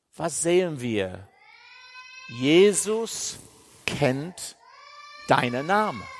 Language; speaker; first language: German; non-native, fluent; English